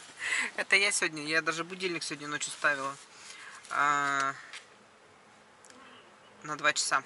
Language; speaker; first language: Russian; native; Russian